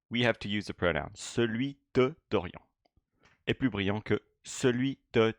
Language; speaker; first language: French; non-native, fluent; English